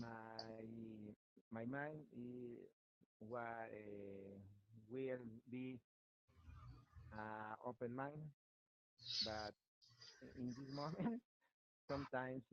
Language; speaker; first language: English; non-native, learner; Spanish